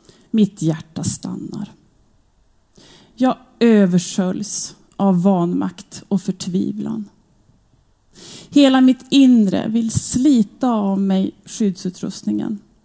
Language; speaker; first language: Swedish; native; Swedish